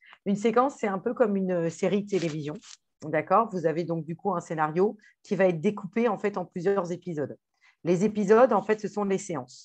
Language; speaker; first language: French; native; French